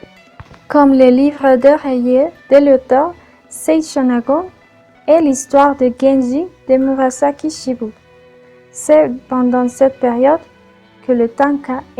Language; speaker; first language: French; non-native, learner; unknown